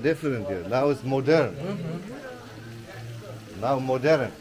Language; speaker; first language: English; non-native, learner; Turkish